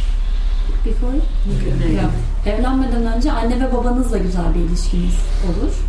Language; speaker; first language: Turkish; native; Turkish